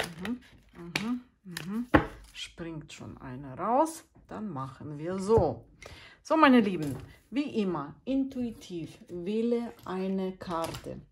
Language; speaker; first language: German; non-native, fluent; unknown